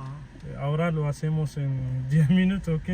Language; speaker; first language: Spanish; non-native, fluent; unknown